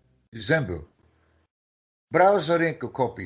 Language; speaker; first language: Japanese; non-native, learner; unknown